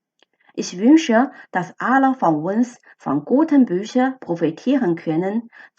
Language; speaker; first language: German; non-native, fluent; Chinese